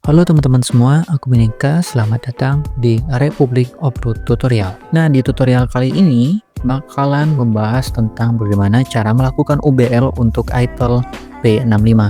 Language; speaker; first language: Indonesian; native; Indonesian